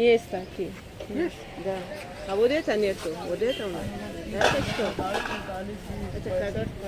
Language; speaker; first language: Russian; non-native, learner; Tajik